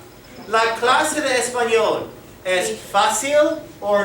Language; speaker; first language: Spanish; non-native, fluent; English